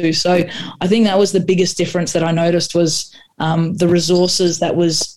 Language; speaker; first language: English; non-native, local second language; Croatian